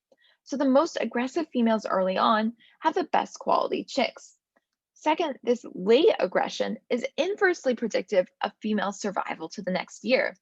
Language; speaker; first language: English; native; English